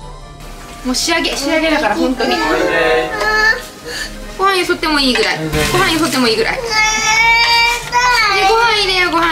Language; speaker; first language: Japanese; native; Japanese